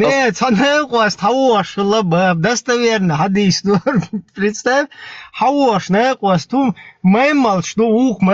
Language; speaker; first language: Russian; native; Russian